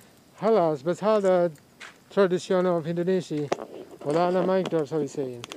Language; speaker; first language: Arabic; non-native, learner; Indonesian